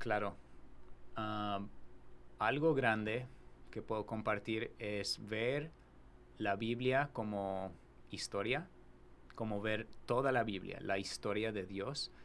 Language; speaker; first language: Spanish; non-native, fluent; English